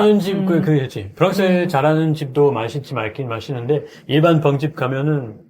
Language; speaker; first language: Korean; non-native, fluent; French